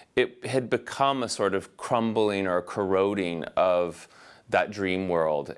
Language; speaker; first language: English; native; English